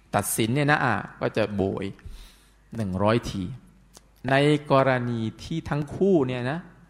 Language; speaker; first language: Thai; non-native, local second language; Pattani Malay